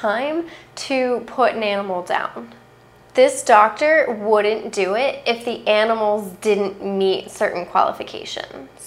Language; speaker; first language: English; native; English